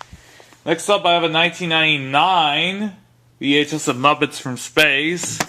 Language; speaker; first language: English; native; English